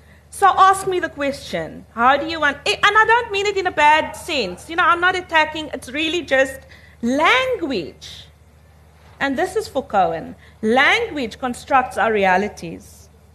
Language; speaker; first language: English; early bilingual, other home language; Afrikaans